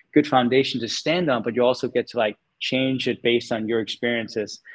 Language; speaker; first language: English; non-native, fluent; Danish